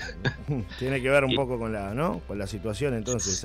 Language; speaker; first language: Spanish; native; Spanish